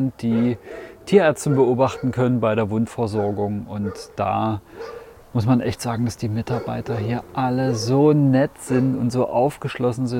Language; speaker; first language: German; native; German